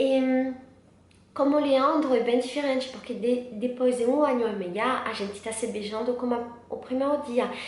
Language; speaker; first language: Portuguese; non-native, learner; French